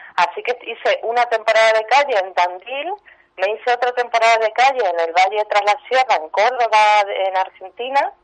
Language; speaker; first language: Spanish; native; Spanish